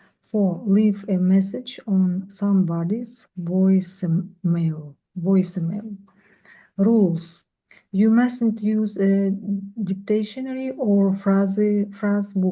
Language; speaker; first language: English; non-native, learner; Russian